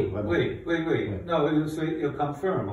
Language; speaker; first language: French; non-native, fluent; English